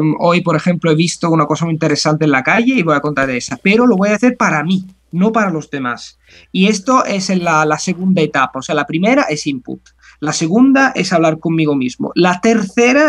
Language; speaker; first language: Spanish; non-native, fluent; Italian